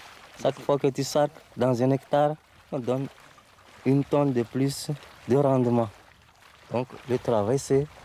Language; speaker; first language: French; non-native, local second language; Malagasy